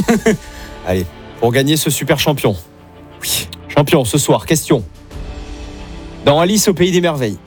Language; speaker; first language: French; native; French